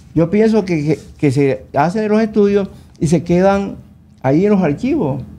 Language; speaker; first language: Spanish; native; Spanish